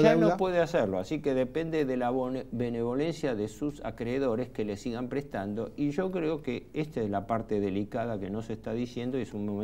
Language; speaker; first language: Spanish; native; Spanish